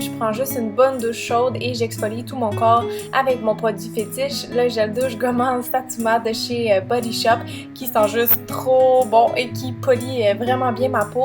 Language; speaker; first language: French; native; French